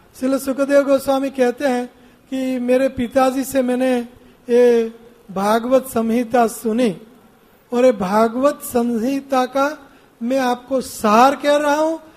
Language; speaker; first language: Hindi; non-native, local second language; Gujarati